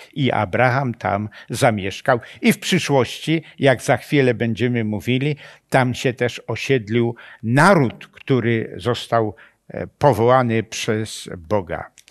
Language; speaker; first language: Polish; native; Polish